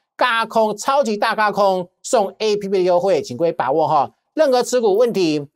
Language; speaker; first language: Chinese; native; Chinese